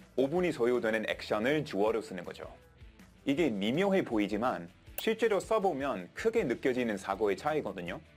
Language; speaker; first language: Korean; non-native, fluent; English